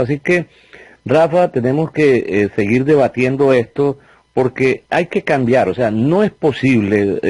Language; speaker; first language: Spanish; native; Spanish